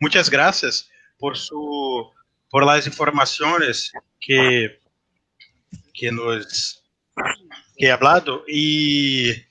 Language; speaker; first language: Spanish; non-native, learner; Portuguese